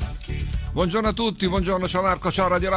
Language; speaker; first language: Italian; native; Italian